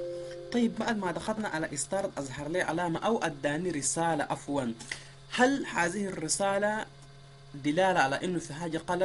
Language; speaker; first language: Arabic; native; Arabic